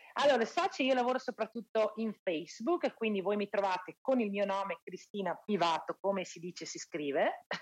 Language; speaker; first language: Italian; native; Italian